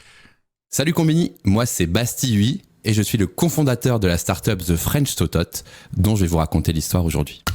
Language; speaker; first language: French; native; French